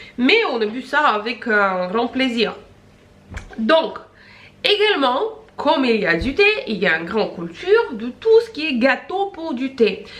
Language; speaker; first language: French; non-native, fluent; Russian